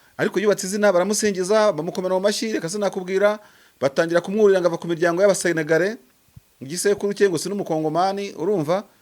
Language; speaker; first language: Kinyarwanda; native; Kinyarwanda